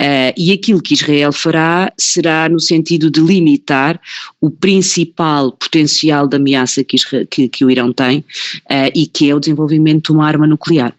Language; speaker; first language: Portuguese; native; Portuguese